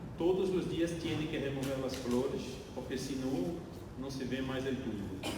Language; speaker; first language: Portuguese; non-native, learner; French